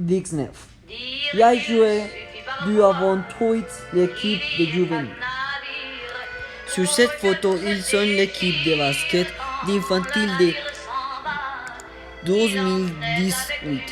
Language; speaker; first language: French; non-native, learner; Spanish